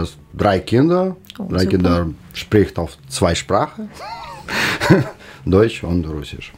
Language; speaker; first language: German; non-native, learner; Russian